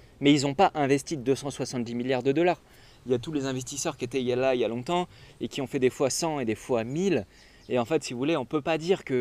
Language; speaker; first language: French; native; French